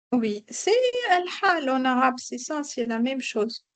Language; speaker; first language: French; non-native, local second language; Arabic